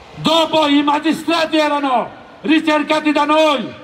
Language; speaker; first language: Italian; non-native, learner; Bangla